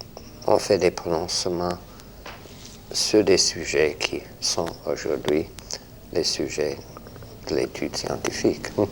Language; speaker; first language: French; non-native, fluent; English